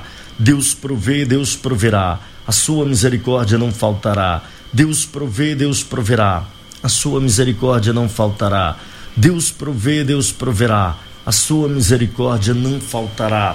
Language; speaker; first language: Portuguese; native; Portuguese